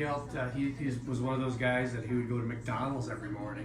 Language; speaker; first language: English; native; English